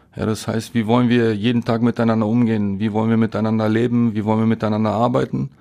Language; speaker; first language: German; native; German